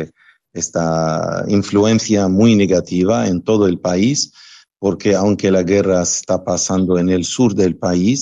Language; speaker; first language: Spanish; non-native, fluent; Arabic